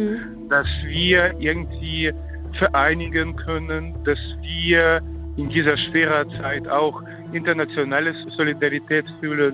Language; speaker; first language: German; non-native, fluent; Ukrainian